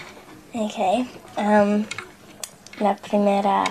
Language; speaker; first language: Spanish; non-native, learner; English